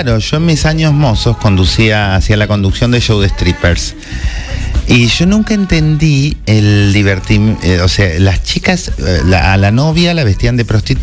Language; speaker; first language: Spanish; native; Spanish